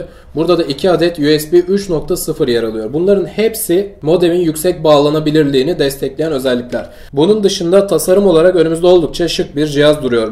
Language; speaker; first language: Turkish; native; Turkish